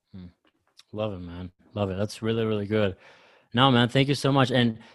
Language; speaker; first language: English; early bilingual, other home language; Spanish